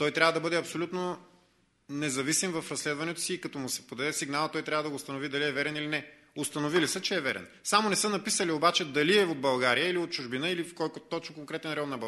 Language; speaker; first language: Bulgarian; native; Bulgarian